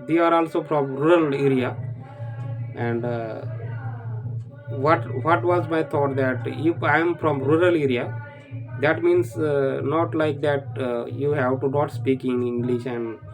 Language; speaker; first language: English; non-native, learner; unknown